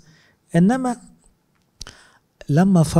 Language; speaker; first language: Arabic; native; Arabic